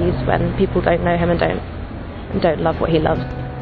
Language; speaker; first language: English; native; English